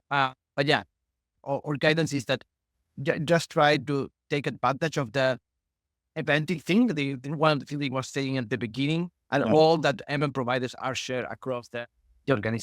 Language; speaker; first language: English; non-native, fluent; Spanish